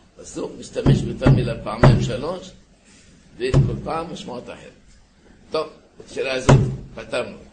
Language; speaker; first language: Hebrew; early bilingual, other home language; Arabic